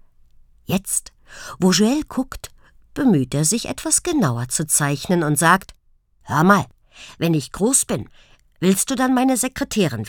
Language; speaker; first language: German; native; German